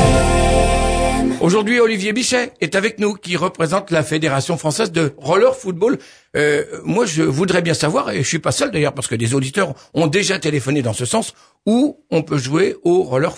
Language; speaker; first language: French; native; French